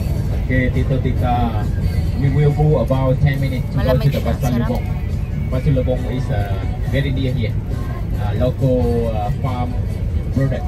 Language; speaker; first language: English; non-native, learner; Vietnamese